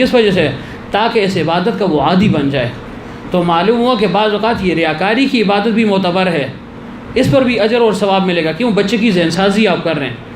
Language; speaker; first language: Urdu; non-native, local second language; Pashto